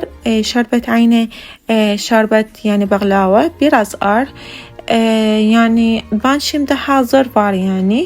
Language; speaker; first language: Turkish; non-native, learner; Arabic